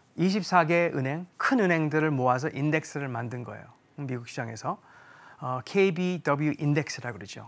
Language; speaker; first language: Korean; early bilingual, heritage; Korean